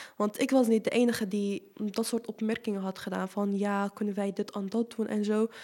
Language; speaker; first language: Dutch; non-native, fluent; Arabic